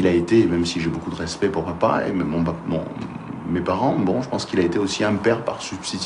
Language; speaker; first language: French; native; French